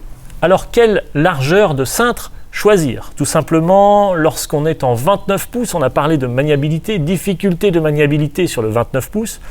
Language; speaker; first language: French; native; French